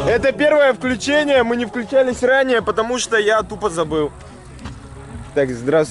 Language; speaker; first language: Russian; native; Russian